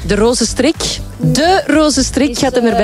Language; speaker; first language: Dutch; native; Dutch